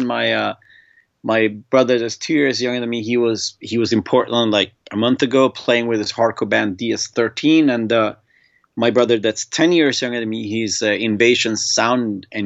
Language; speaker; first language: English; non-native, fluent; Swedish